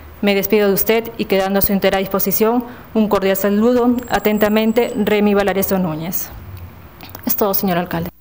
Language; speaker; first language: Spanish; native; Spanish